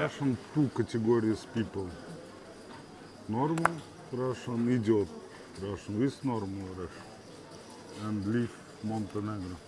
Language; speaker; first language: English; non-native, learner; Russian